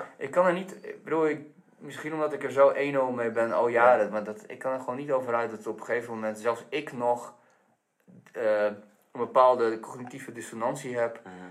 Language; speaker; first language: Dutch; native; Dutch